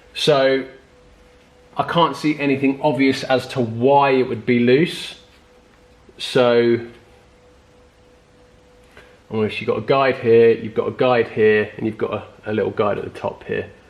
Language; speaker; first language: English; native; English